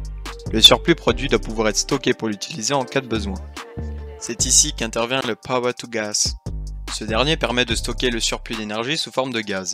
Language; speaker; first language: French; native; French